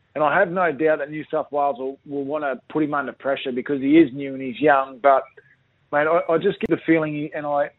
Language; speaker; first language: English; native; English